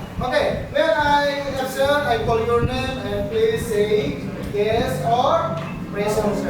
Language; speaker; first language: English; non-native, learner; Indonesian